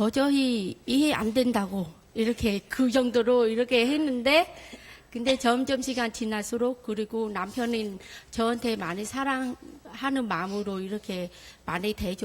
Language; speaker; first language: Korean; non-native, fluent; Vietnamese